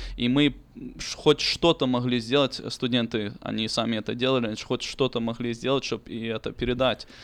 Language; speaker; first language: Russian; early bilingual, heritage; Russian